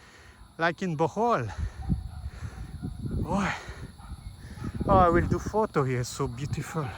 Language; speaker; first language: English; non-native, learner; French